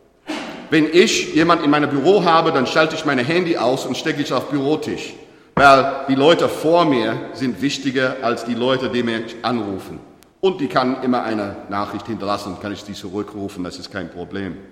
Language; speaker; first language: German; non-native, learner; English